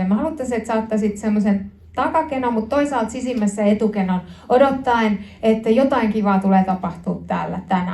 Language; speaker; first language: Finnish; native; Finnish